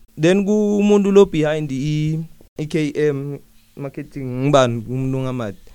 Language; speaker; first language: Zulu; non-native, local second language; Swati